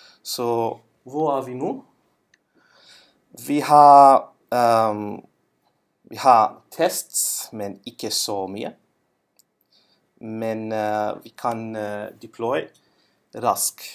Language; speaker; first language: Norwegian; non-native, learner; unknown